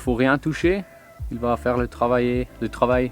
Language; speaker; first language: French; non-native, fluent; German